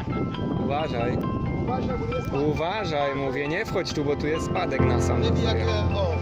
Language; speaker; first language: Polish; native; Polish